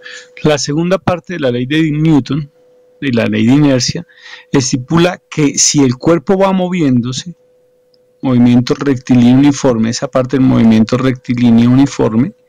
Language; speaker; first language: Spanish; native; Spanish